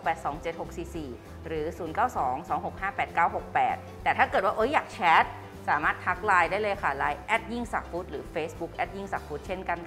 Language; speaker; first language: Thai; native; Thai